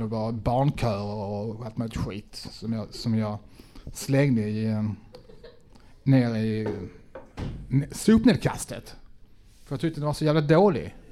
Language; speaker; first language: Swedish; native; Swedish